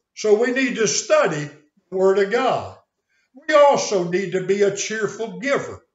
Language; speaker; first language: English; native; English